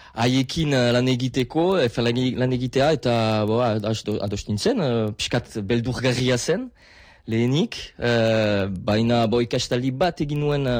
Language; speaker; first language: Basque; non-native, local second language; French